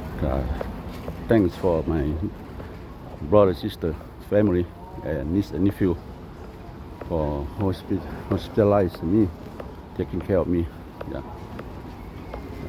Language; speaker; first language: English; non-native, local second language; Lao